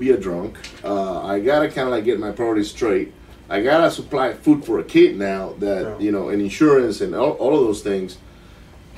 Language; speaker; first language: English; non-native, fluent; Spanish